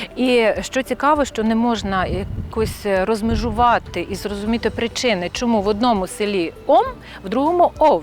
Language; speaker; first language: Ukrainian; native; Ukrainian